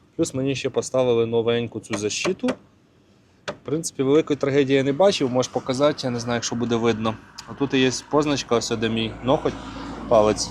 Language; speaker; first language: Ukrainian; non-native, local second language; Russian